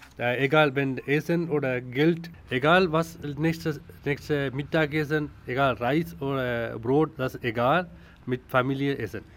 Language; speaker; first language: German; non-native, learner; Tamil